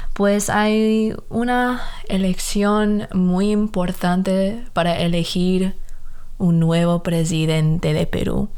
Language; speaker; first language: Spanish; early bilingual, heritage; Spanish